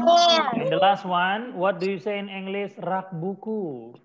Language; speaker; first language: English; non-native, learner; Indonesian